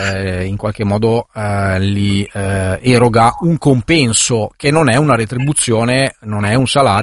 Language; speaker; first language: Italian; native; Italian